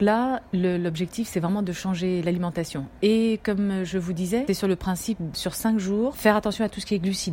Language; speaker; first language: French; native; French